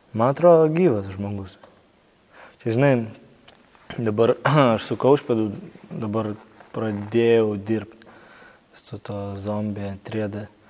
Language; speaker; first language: Lithuanian; native; Lithuanian